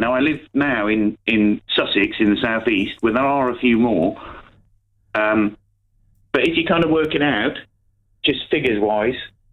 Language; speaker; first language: English; native; English